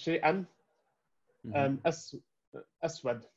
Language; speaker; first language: Arabic; non-native, learner; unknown